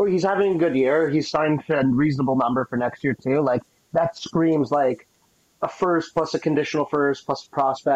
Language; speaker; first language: English; native; English